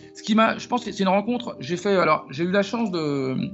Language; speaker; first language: French; native; French